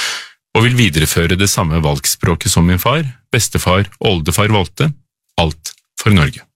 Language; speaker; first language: Norwegian; native; Norwegian